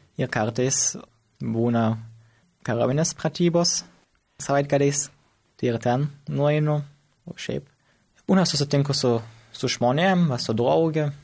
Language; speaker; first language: Lithuanian; early bilingual, heritage; Lithuanian